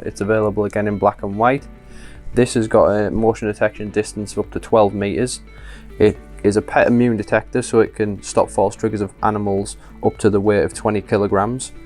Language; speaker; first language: English; native; English